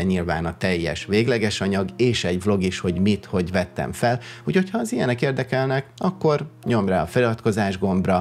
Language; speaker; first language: Hungarian; native; Hungarian